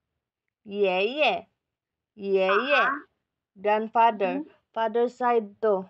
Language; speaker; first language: English; non-native, local second language; Filipino